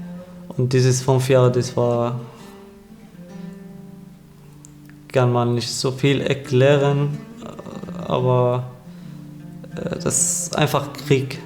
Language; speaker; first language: German; non-native, learner; Arabic